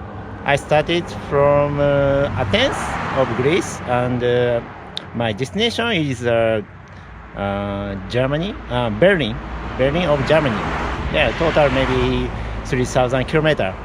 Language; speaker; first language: English; non-native, learner; Japanese